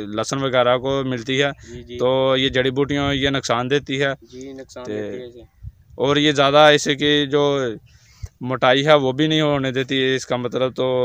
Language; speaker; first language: Urdu; non-native, local second language; Punjabi